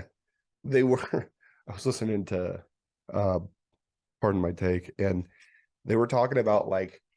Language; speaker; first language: English; native; English